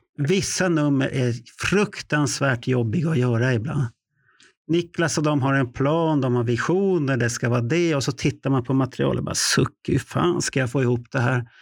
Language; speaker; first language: Swedish; native; Swedish